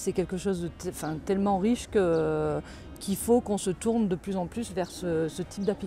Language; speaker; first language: French; native; French